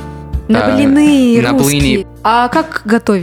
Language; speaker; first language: Russian; native; Russian